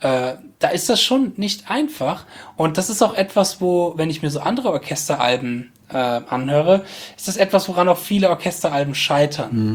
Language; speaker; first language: German; native; German